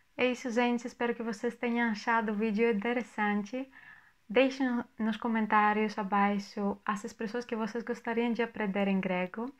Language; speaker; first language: Portuguese; non-native, fluent; Greek